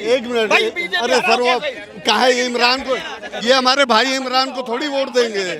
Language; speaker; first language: Hindi; native; Hindi